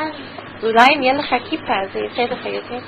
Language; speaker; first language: Hebrew; non-native, fluent; English